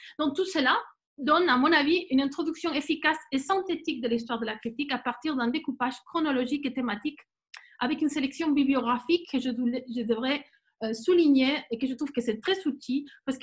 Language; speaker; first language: French; non-native, fluent; Spanish